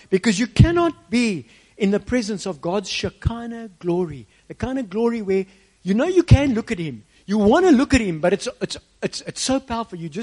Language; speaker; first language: English; native; English